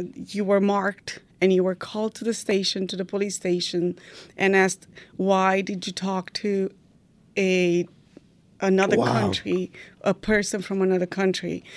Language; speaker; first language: English; non-native, fluent; Romanian